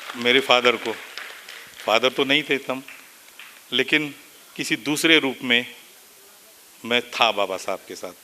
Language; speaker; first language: Hindi; non-native, local second language; Marathi